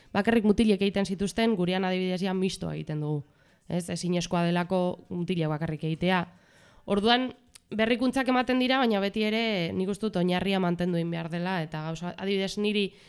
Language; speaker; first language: Basque; non-native, local second language; Spanish